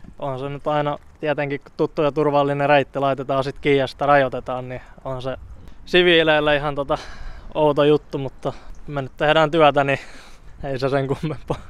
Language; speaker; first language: Finnish; native; Finnish